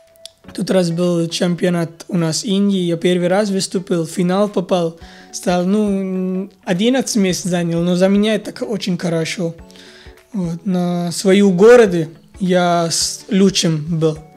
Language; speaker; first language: Russian; non-native, fluent; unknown